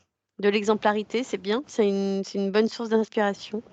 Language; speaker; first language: French; native; French